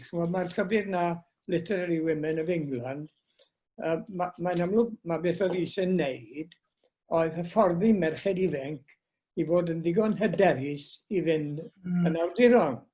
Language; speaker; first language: Welsh; native; Welsh